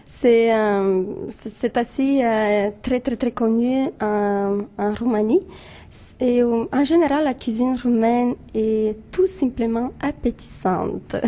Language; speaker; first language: French; non-native, fluent; Romanian